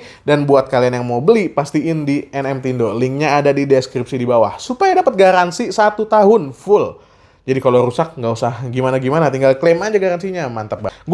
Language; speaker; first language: Indonesian; native; Indonesian